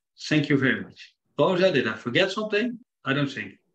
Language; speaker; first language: English; non-native, fluent; Dutch